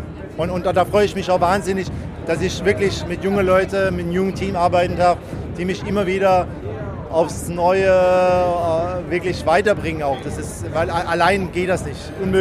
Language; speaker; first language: German; native; German